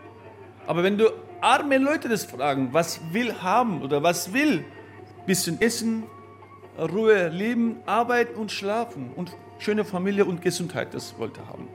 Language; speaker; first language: German; non-native, learner; Turkish